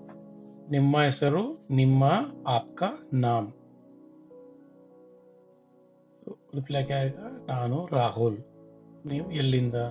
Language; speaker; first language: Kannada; non-native, local second language; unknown